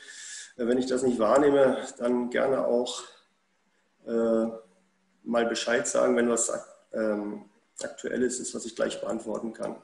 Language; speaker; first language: German; native; German